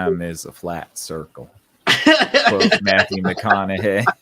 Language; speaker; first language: English; native; English